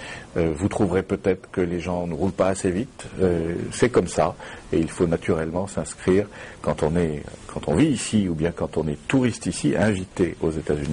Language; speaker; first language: French; native; French